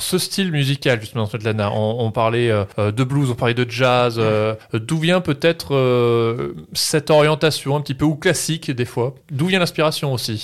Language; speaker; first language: French; native; French